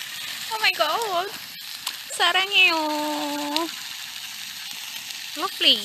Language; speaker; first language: English; non-native, learner; Indonesian